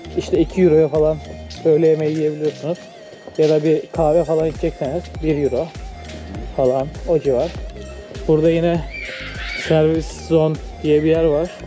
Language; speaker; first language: Turkish; native; Turkish